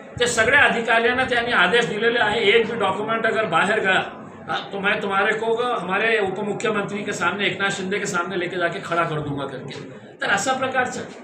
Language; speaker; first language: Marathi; non-native, local second language; Urdu